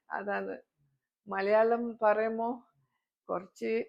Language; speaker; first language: Malayalam; early bilingual, heritage; Malayalam